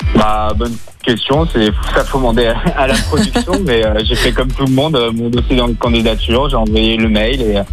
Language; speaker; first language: French; native; French